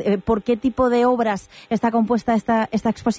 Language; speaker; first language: Spanish; native; Spanish